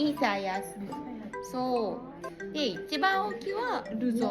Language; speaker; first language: Japanese; non-native, learner; Filipino